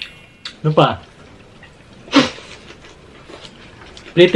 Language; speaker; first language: Filipino; native; Filipino